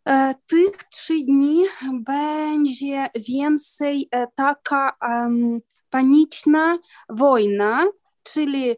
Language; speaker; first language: Polish; non-native, learner; Ukrainian